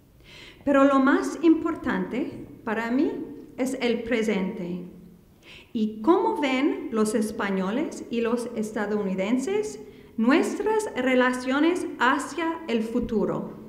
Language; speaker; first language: Spanish; non-native, fluent; English